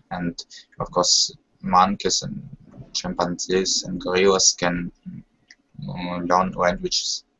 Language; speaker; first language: English; non-native, learner; Russian